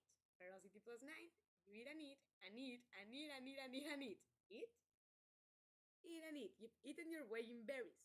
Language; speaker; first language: English; non-native, fluent; Spanish